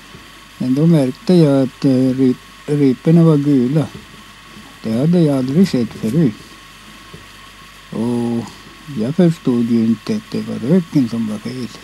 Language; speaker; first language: Swedish; non-native, local second language; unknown